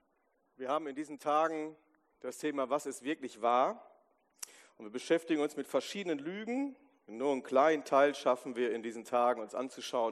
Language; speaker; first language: German; native; German